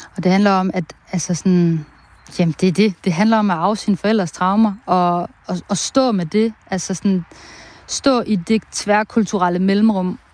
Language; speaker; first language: Danish; early bilingual, other home language; Bosnian